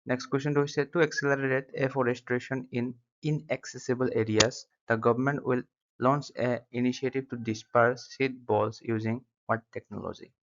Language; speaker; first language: English; non-native, local second language; Assamese